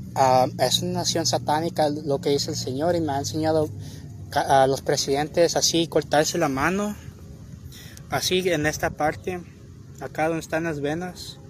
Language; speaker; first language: Spanish; early bilingual, heritage; Spanish